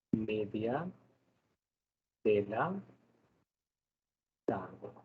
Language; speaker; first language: Spanish; non-native, learner; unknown